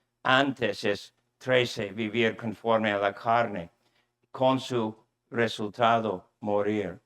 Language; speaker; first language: Spanish; non-native, fluent; English